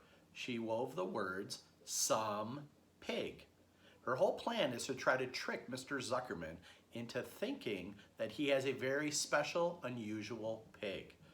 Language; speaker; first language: English; native; English